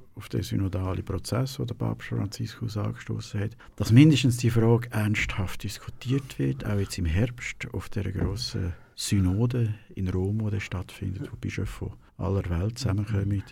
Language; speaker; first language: German; native; German